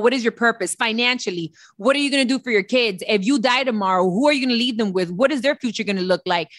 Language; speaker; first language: English; early bilingual, other home language; Spanish